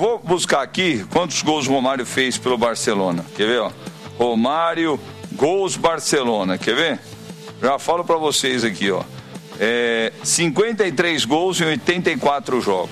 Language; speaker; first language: Portuguese; native; Portuguese